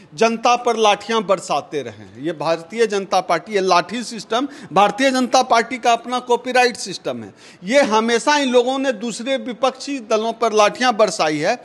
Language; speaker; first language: Hindi; native; Hindi